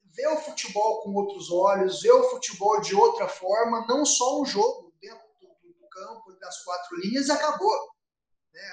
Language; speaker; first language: Portuguese; native; Portuguese